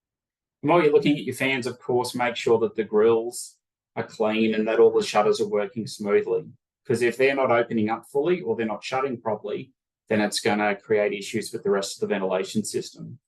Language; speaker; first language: English; native; English